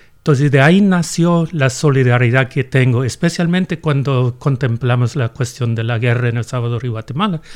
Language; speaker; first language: Spanish; non-native, fluent; English